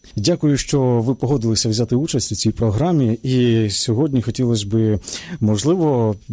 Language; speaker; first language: Ukrainian; native; Ukrainian